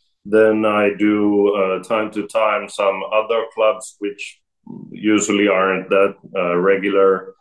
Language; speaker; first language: English; non-native, fluent; Finnish